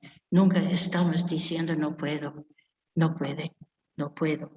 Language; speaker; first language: Spanish; non-native, fluent; English